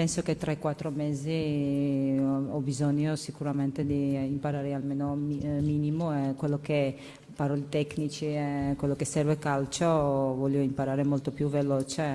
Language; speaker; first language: Italian; non-native, learner; Georgian